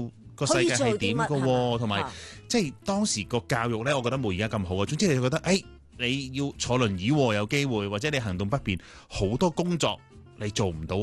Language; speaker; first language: Cantonese; native; Cantonese